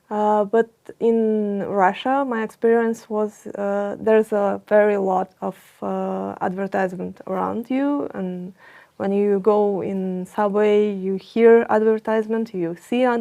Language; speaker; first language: English; non-native, fluent; Russian